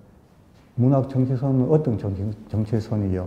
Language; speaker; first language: Korean; early bilingual, heritage; Korean